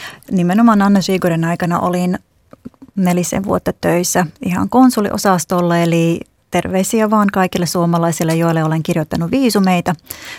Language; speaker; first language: Finnish; non-native, fluent; Latvian